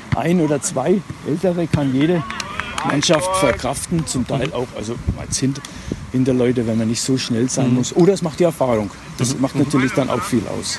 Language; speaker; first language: German; non-native, fluent; Latvian